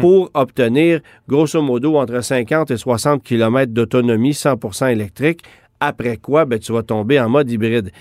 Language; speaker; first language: French; native; French